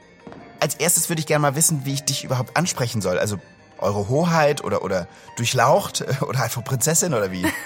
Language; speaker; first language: German; native; German